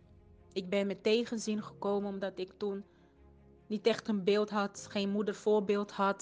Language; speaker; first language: Dutch; non-native, fluent; Portuguese